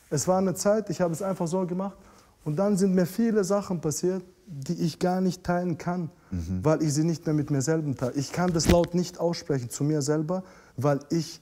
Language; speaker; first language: German; non-native, fluent; Russian